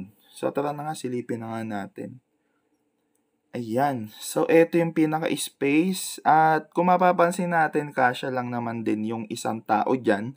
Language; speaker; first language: Filipino; native; Filipino